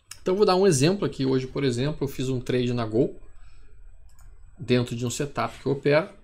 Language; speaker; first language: Portuguese; native; Portuguese